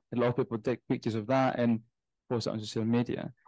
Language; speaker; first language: English; non-native, fluent; Indonesian